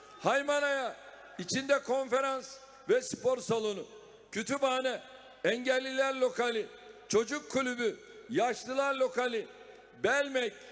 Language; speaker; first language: Turkish; native; Turkish